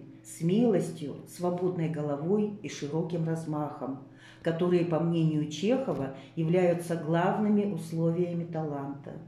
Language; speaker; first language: Russian; native; Russian